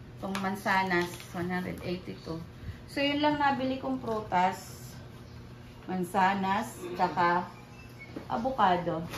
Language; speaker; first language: Filipino; non-native, local second language; Cebuano